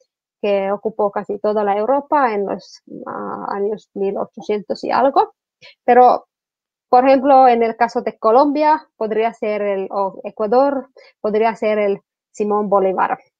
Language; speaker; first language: Spanish; non-native, fluent; Finnish